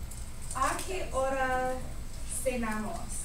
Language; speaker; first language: Spanish; non-native, learner; English